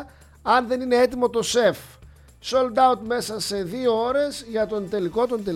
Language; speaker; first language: Greek; native; Greek